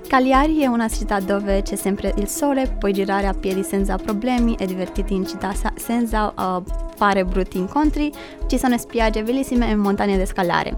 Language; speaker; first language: Italian; non-native, fluent; Romanian